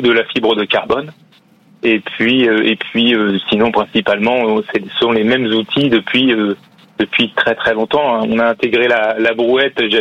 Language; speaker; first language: French; native; French